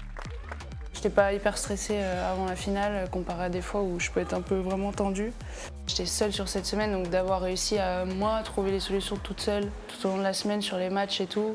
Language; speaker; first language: French; native; French